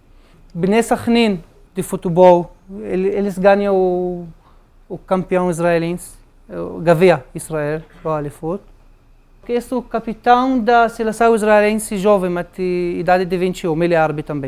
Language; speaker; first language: Portuguese; non-native, learner; Arabic